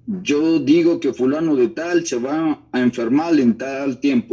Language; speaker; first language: Spanish; native; Spanish